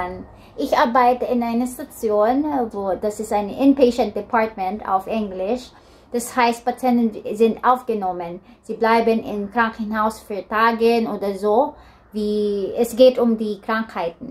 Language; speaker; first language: German; non-native, learner; Filipino